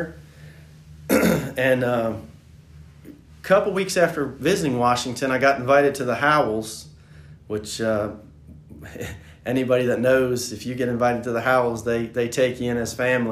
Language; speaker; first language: English; native; English